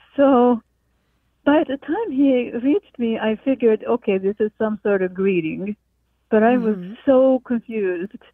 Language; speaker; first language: English; non-native, fluent; Hungarian